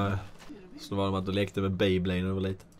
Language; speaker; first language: Swedish; native; Swedish